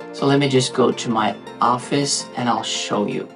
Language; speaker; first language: English; non-native, fluent; Norwegian